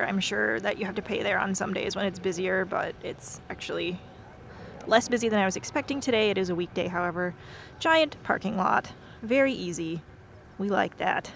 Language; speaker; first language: English; native; English